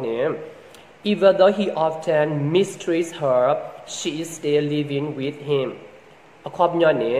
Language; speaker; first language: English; non-native, fluent; S'gaw Karen